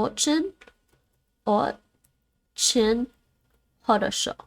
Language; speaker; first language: Russian; non-native, learner; Dutch